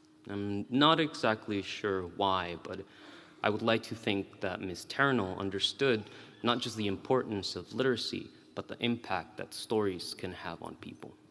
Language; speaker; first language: English; early bilingual, other home language; Spanish